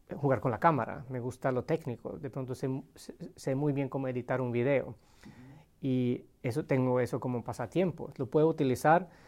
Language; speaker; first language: Spanish; non-native, fluent; Swedish